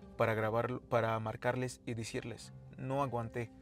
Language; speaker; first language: Spanish; non-native, fluent; Arabic